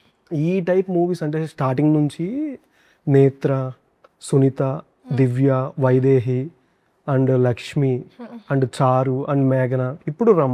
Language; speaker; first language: Telugu; native; Telugu